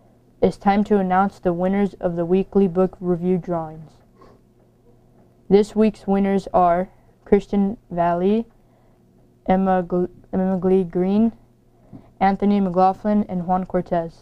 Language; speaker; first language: English; native; English